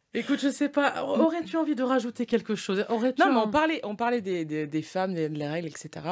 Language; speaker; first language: French; native; French